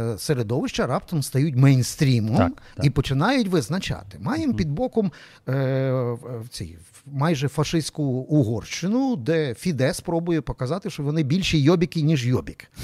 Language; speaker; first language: Ukrainian; native; Ukrainian